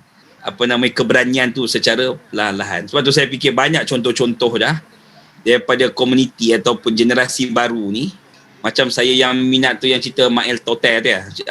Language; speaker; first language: Malay; native; Malay